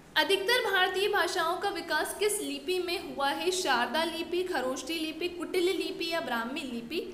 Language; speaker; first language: Hindi; native; Hindi